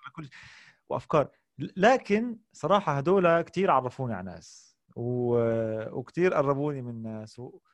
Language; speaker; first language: Arabic; native; Arabic